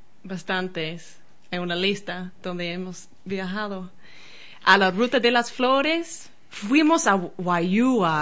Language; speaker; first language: Spanish; non-native, learner; English